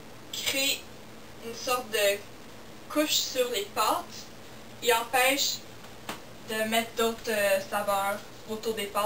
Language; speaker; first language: French; non-native, local second language; English